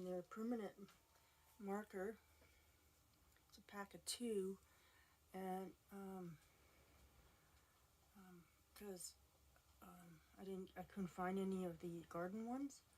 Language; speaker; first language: English; native; English